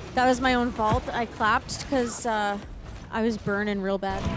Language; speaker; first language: English; native; English